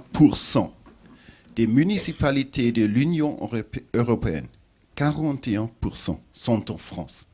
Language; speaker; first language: French; non-native, learner; German